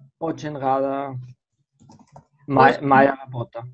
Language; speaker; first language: Russian; non-native, learner; French